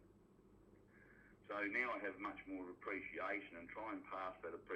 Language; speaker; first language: English; native; English